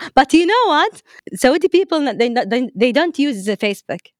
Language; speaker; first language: English; non-native, fluent; Arabic